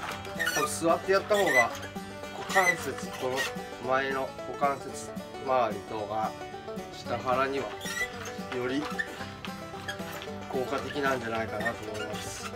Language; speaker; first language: Japanese; native; Japanese